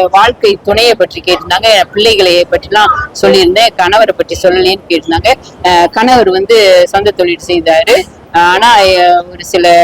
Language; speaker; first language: Tamil; early bilingual, heritage; Tamil